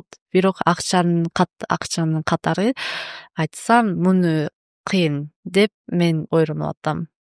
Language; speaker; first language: Kyrgyz; non-native, learner; Japanese